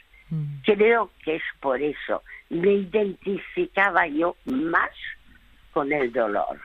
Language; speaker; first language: Spanish; early bilingual, other home language; French